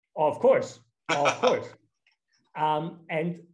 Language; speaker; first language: English; non-native, fluent; German